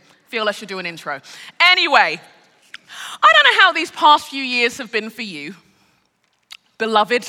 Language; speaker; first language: English; native; English